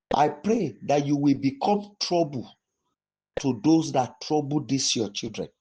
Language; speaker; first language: English; non-native, local second language; Yoruba